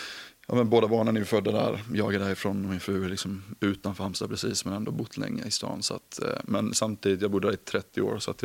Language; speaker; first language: Swedish; native; Swedish